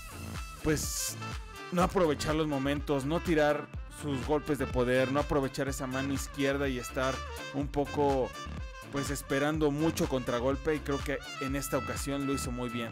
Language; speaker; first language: Spanish; native; Spanish